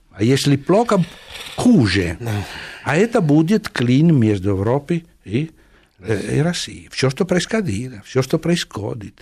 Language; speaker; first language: Russian; non-native, fluent; Italian